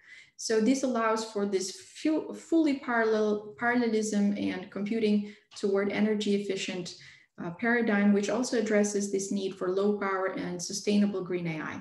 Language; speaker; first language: English; non-native, fluent; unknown